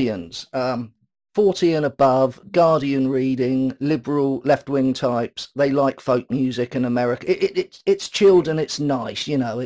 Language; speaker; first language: English; native; English